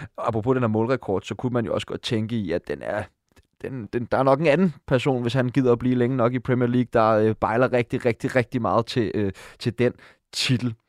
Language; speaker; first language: Danish; native; Danish